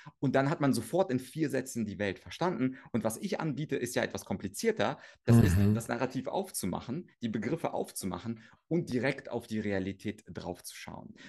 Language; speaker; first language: German; early bilingual, other home language; Russian